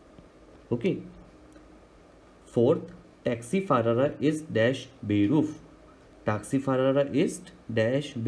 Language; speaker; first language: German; non-native, learner; Hindi